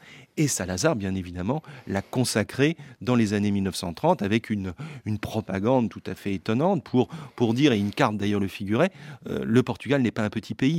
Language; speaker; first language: French; native; French